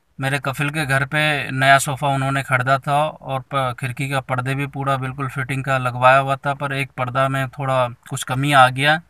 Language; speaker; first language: Hindi; native; Hindi